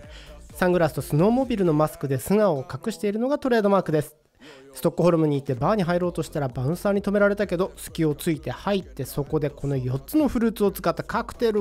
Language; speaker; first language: Japanese; native; Japanese